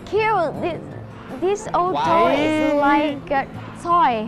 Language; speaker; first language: English; non-native, learner; Vietnamese